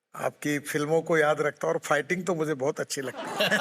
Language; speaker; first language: Hindi; non-native, local second language; Marathi